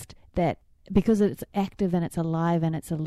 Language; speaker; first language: English; native; English